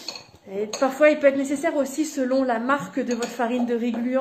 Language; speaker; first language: French; native; French